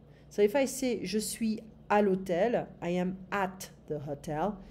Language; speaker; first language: French; native; French